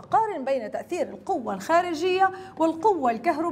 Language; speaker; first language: Arabic; native; Arabic